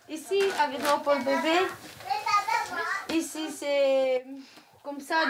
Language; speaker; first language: French; non-native, learner; Romanian